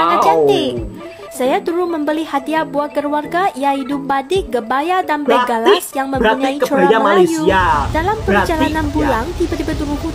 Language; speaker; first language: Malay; non-native, fluent; Chinese